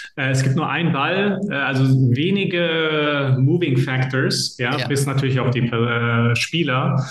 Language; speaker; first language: German; early bilingual, other home language; Serbian